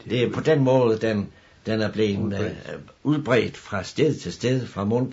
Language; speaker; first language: Danish; native; Danish